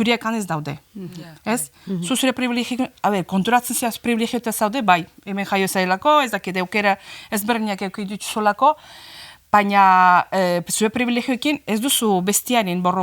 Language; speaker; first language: Basque; non-native, fluent; Azerbaijani